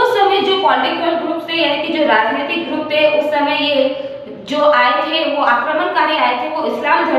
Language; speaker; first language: Hindi; native; Hindi